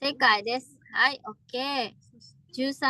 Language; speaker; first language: Japanese; non-native, fluent; Indonesian